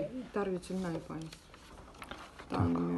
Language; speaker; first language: Finnish; non-native, learner; Russian